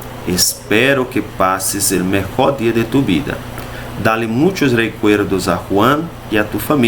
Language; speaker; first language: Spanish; non-native, fluent; Portuguese